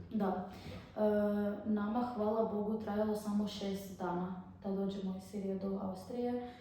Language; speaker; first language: Bosnian; early bilingual, other home language; Arabic